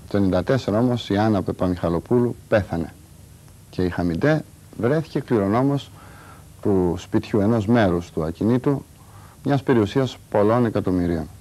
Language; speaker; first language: Greek; native; Greek